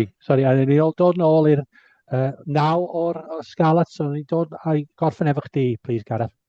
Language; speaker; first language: Welsh; non-native, fluent; English